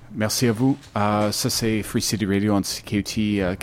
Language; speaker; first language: French; non-native, learner; English